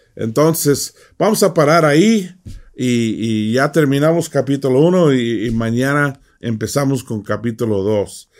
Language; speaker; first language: Spanish; early bilingual, heritage; Spanish